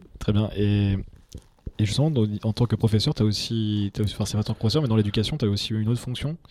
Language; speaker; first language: French; native; French